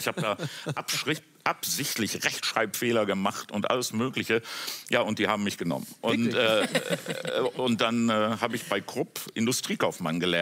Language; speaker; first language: German; native; German